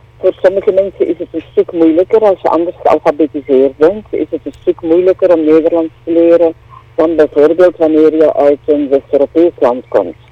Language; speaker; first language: Dutch; native; Dutch